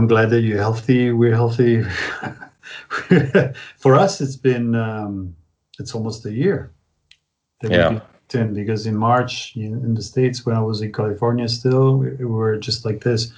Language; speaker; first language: English; non-native, fluent; Italian